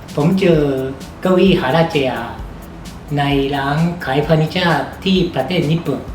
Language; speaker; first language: Thai; non-native, fluent; Japanese